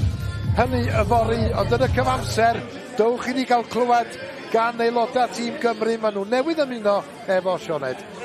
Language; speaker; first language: Welsh; native; Welsh